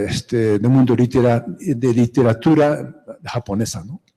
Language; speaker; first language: Spanish; non-native, fluent; Japanese